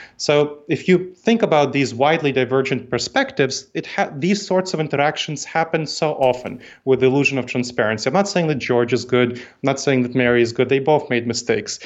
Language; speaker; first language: English; early bilingual, other home language; Russian